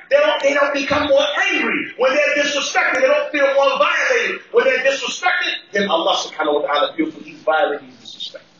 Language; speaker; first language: English; native; English